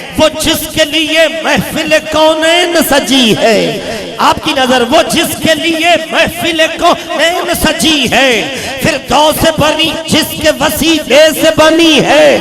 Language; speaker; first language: Urdu; non-native, local second language; Punjabi